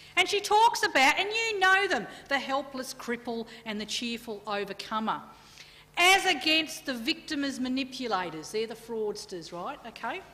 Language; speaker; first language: English; native; English